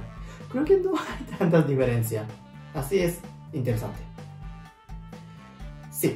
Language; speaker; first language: Spanish; non-native, learner; Japanese